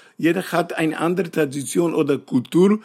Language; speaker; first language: German; non-native, learner; Romany